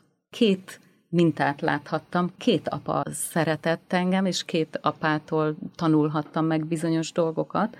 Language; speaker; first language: Hungarian; native; Hungarian